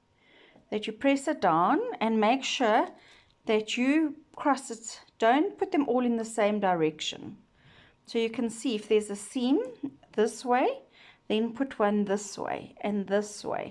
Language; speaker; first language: English; native; English